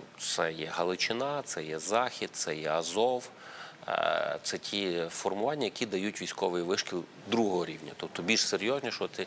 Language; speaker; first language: Ukrainian; native; Ukrainian